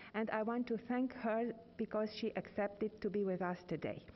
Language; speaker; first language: English; non-native, fluent; Romanian